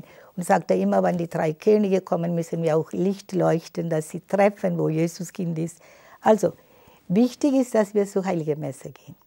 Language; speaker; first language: German; non-native, fluent; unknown